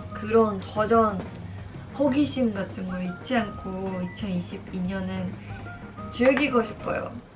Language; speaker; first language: Korean; non-native, fluent; Japanese